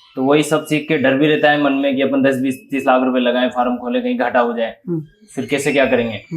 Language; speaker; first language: Hindi; native; Hindi